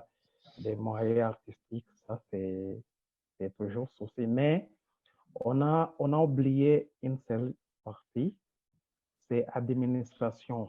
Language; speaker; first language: French; non-native, local second language; Rundi